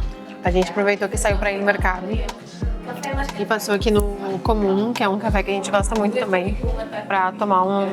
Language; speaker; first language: Portuguese; native; Portuguese